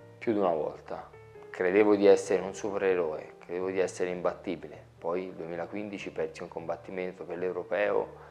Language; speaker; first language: Italian; native; Italian